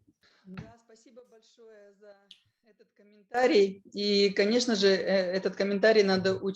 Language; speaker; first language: Russian; native; Russian